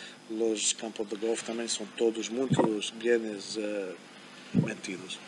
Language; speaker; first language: Portuguese; non-native, fluent; German